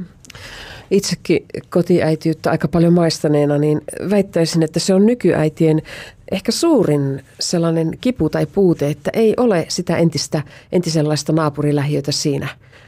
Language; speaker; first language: Finnish; native; Finnish